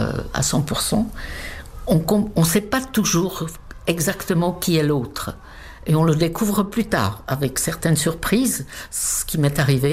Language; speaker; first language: French; non-native, fluent; Czech